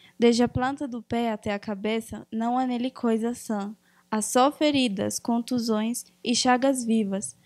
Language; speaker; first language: Portuguese; early bilingual, other home language; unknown